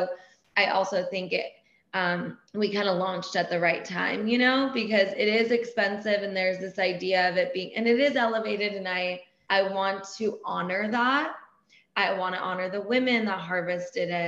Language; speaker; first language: English; early bilingual, other home language; Persian